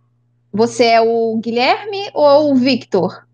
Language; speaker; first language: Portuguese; non-native, learner; Spanish